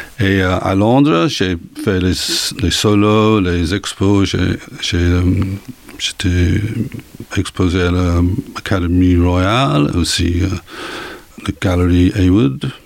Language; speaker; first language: French; non-native, learner; English